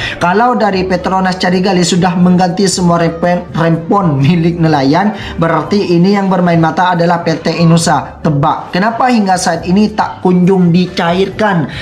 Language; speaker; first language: Malay; non-native, local second language; Madurese